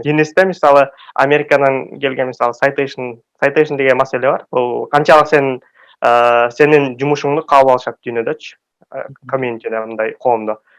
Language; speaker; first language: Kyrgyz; native; Kyrgyz